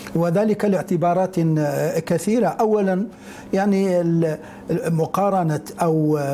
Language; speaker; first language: Arabic; native; Arabic